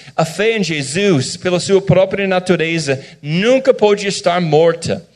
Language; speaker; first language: Portuguese; non-native, fluent; English